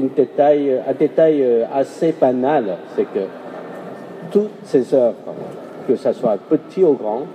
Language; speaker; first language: French; non-native, fluent; Chinese